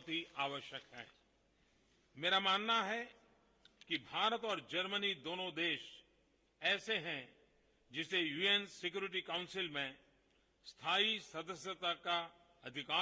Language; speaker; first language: Hindi; non-native, local second language; Gujarati